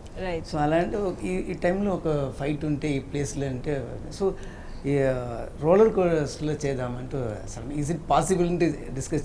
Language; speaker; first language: Telugu; non-native, learner; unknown